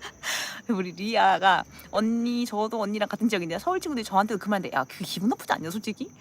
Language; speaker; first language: Korean; native; Korean